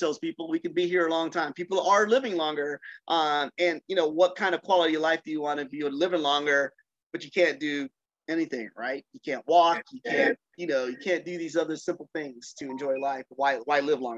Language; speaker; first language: English; native; English